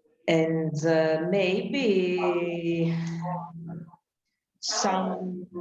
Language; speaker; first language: English; non-native, learner; Italian